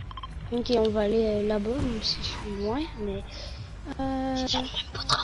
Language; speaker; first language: French; native; French